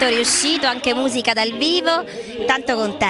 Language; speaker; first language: Italian; native; Italian